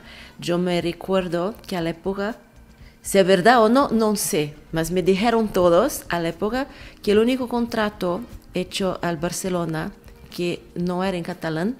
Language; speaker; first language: Spanish; non-native, fluent; Portuguese